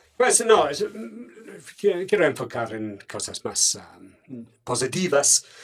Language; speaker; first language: Spanish; non-native, fluent; English